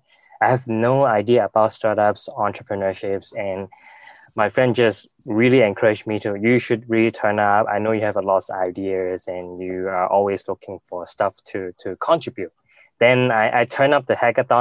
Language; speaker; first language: English; non-native, local second language; Cantonese